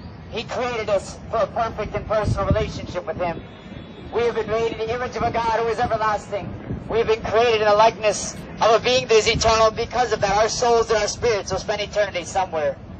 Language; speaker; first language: English; native; English